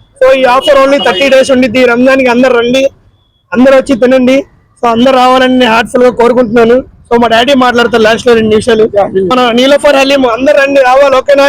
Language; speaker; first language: Telugu; non-native, local second language; Urdu